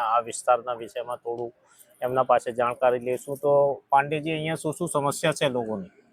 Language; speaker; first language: Gujarati; non-native, local second language; Hindi